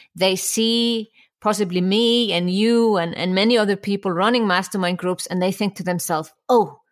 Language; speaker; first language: English; non-native, fluent; Icelandic